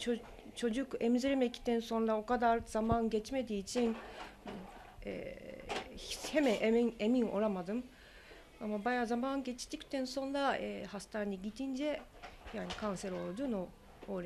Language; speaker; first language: Turkish; non-native, learner; Japanese